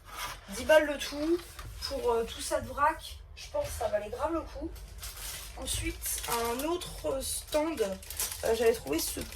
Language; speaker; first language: French; native; French